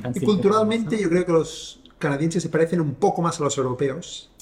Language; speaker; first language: Spanish; native; Spanish